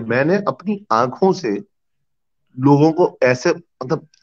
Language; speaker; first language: Hindi; native; Hindi